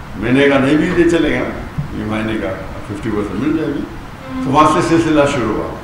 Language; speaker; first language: Urdu; non-native, local second language; Konkani